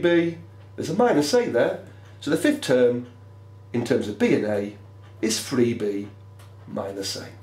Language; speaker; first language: English; native; English